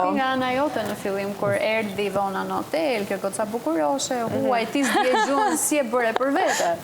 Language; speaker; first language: Albanian; native; Albanian